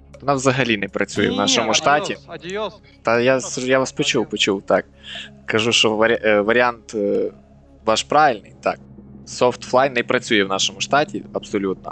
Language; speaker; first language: Ukrainian; native; Ukrainian